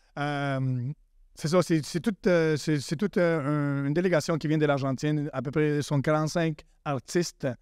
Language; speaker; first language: French; non-native, fluent; Spanish